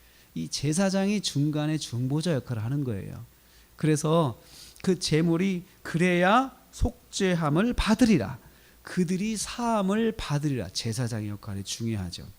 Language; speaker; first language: Korean; native; Korean